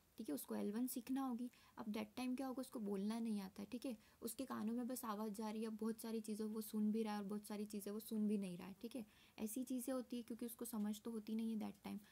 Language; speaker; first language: Hindi; native; Hindi